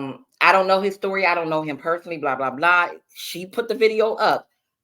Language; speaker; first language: English; native; English